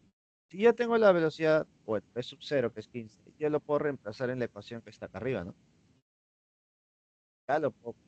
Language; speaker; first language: Spanish; native; Spanish